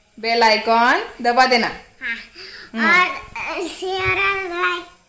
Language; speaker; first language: Hindi; native; Hindi